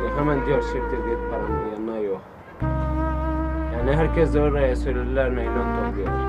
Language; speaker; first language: Turkish; non-native, learner; Arabic